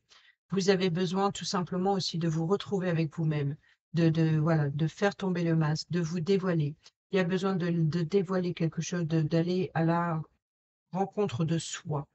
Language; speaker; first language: French; native; French